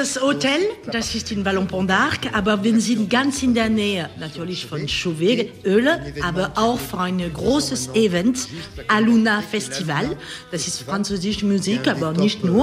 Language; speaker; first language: German; non-native, learner; French